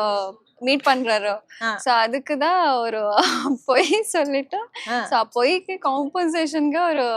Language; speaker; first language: Tamil; non-native, learner; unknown